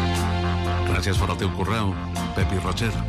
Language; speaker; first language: Catalan; native; Catalan